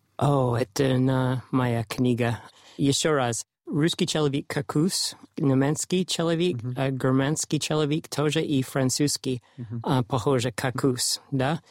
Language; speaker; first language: Russian; non-native, learner; English